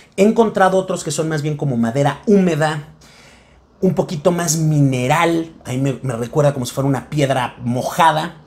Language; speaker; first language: Spanish; native; Spanish